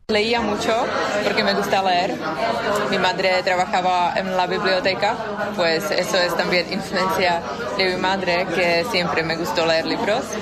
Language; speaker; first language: Spanish; non-native, fluent; Czech